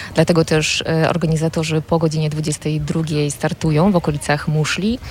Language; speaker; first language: Polish; native; Polish